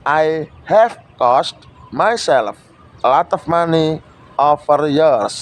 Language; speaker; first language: English; non-native, learner; Indonesian